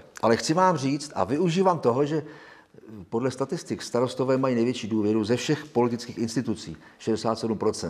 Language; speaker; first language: Czech; native; Czech